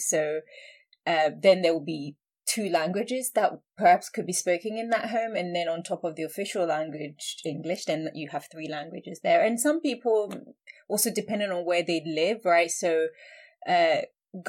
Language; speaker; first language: English; non-native, local second language; Akan